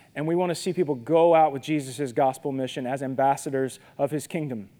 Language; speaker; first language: English; native; English